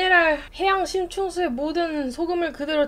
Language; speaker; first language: Korean; native; Korean